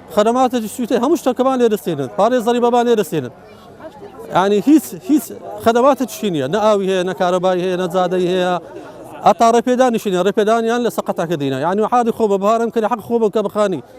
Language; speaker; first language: Central Kurdish; native; Central Kurdish